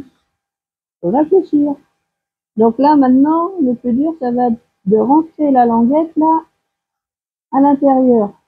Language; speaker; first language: French; native; French